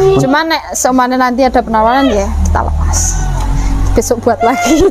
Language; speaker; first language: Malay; non-native, local second language; Javanese